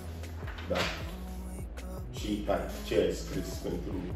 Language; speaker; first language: Romanian; non-native, learner; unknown